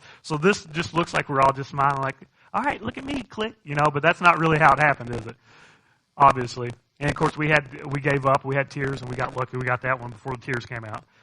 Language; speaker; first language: English; native; English